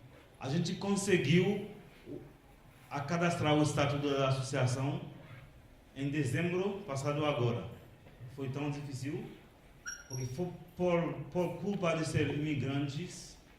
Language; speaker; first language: Portuguese; non-native, local second language; Haitian Creole